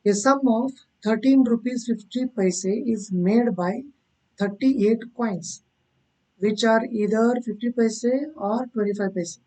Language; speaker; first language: English; non-native, local second language; Kannada